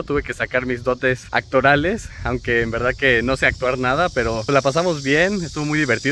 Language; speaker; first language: Spanish; native; Spanish